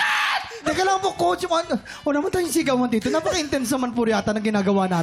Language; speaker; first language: Filipino; native; Filipino